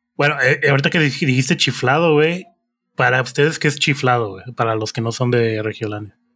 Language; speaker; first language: Spanish; native; Spanish